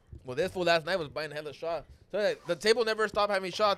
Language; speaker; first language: English; early bilingual, other home language; Spanish